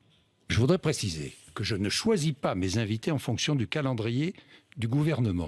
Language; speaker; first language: French; native; French